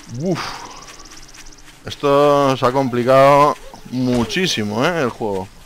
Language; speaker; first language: Spanish; native; Spanish